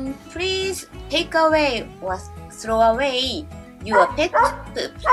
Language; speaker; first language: English; non-native, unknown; Japanese